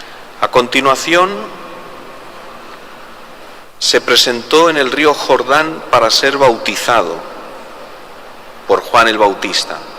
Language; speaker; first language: Spanish; native; Spanish